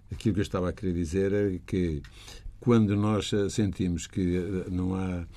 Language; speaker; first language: Portuguese; native; Portuguese